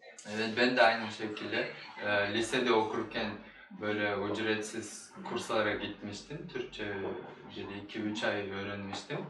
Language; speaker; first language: Turkish; non-native, learner; Kyrgyz